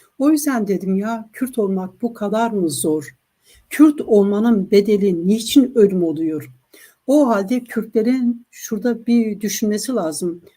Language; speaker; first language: Turkish; non-native, local second language; Kurdish